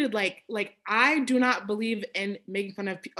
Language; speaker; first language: English; native; English